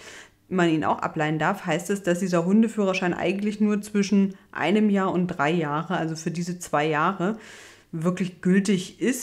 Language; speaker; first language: German; native; German